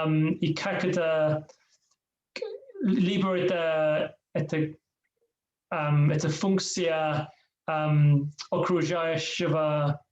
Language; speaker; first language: Russian; non-native, learner; English